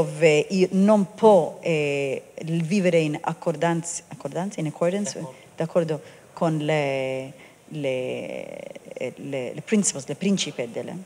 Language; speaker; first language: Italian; non-native, learner; Hebrew